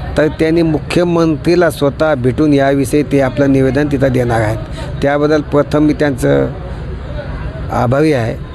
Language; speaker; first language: Marathi; non-native, local second language; Lambadi